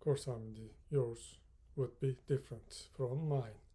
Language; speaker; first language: English; non-native, fluent; Turkish